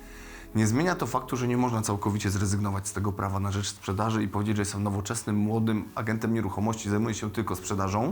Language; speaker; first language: Polish; native; Polish